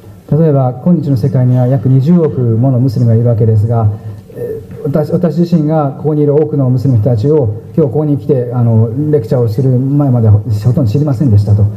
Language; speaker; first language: Japanese; native; Japanese